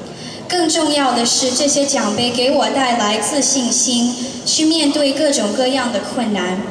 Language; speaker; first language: Chinese; early bilingual, heritage; Chinese